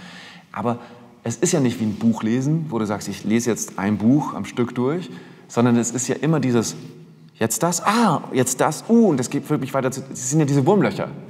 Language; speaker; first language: German; native; German